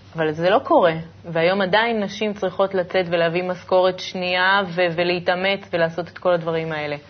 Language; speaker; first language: Hebrew; native; Hebrew